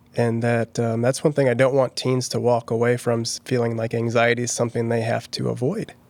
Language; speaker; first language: English; native; English